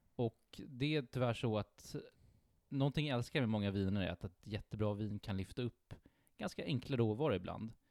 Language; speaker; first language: Swedish; early bilingual, other home language; Italian